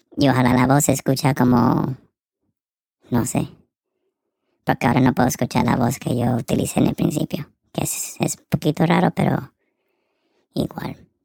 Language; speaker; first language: Spanish; early bilingual, heritage; Spanish